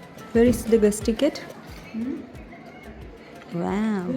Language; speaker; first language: English; non-native, local second language; Malayalam